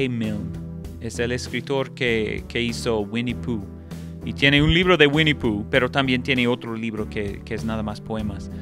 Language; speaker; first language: Spanish; non-native, fluent; English